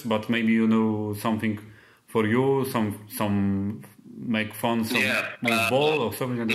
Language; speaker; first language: English; non-native, fluent; Polish